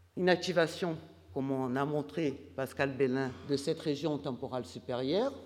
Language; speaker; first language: French; non-native, fluent; Portuguese